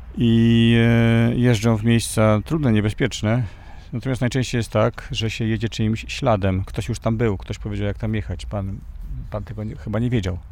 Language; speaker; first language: Polish; native; Polish